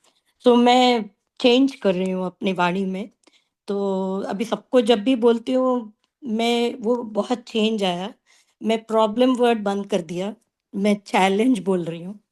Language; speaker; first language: Hindi; non-native, local second language; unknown